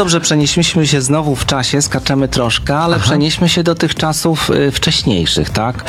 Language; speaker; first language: Polish; native; Polish